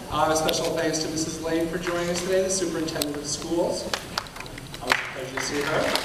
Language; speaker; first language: English; native; English